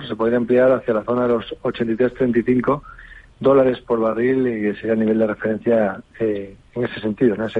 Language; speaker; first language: Spanish; native; Spanish